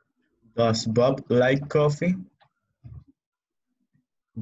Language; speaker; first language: English; non-native, learner; Spanish